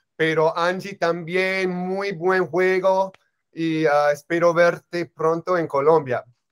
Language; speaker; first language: Spanish; non-native, learner; English